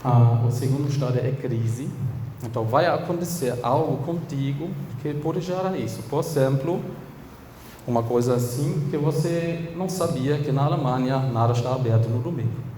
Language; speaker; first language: Portuguese; non-native, fluent; German